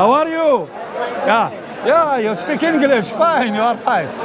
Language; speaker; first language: English; non-native, learner; Arabic